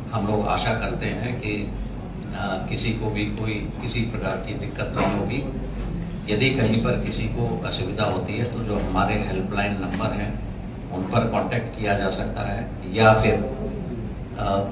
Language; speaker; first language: Hindi; non-native, local second language; Bangla